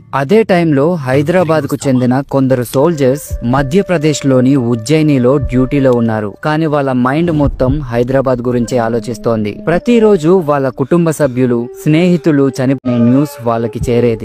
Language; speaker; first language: Telugu; native; Telugu